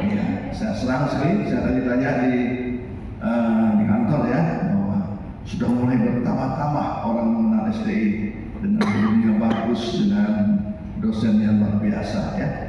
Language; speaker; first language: Indonesian; native; Indonesian